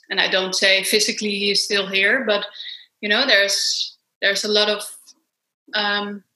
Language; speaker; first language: English; non-native, fluent; Dutch